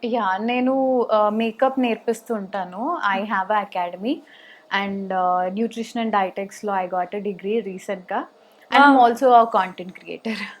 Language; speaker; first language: Telugu; native; Telugu